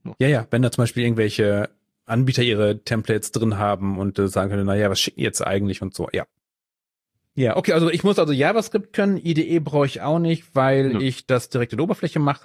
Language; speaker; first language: German; native; German